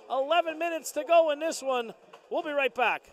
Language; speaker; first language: English; native; English